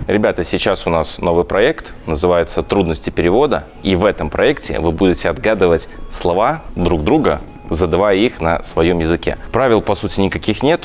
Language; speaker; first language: Russian; native; Russian